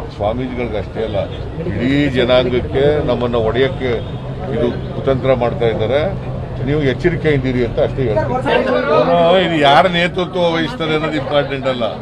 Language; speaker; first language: Kannada; native; Kannada